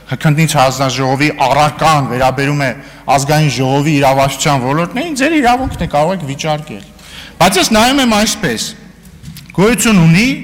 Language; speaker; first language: Armenian; native; Armenian